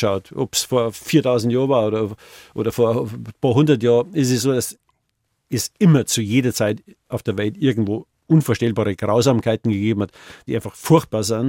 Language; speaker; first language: German; native; German